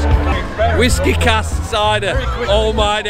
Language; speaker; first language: English; native; English